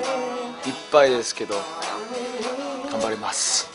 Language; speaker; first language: Japanese; non-native, learner; Korean